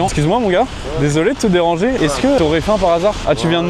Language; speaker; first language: French; native; French